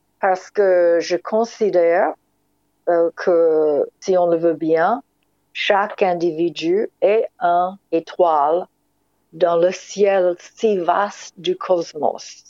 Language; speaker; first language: French; non-native, fluent; English